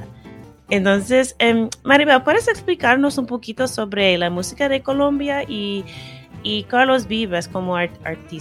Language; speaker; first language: Spanish; non-native, fluent; English